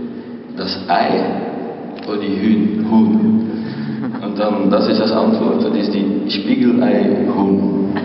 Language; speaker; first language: German; non-native, learner; Dutch